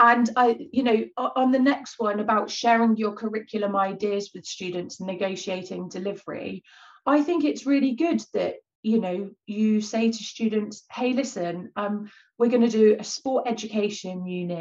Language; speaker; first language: English; native; English